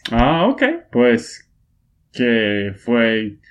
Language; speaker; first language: Spanish; non-native, fluent; English